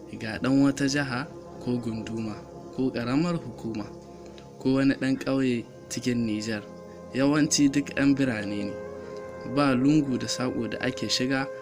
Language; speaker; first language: Hausa; native; Hausa